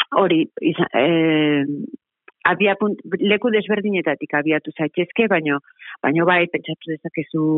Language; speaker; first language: Basque; native; Basque